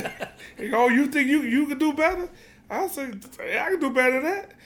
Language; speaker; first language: English; native; English